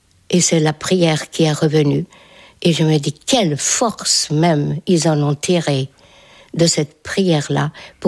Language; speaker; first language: French; non-native, fluent; Hungarian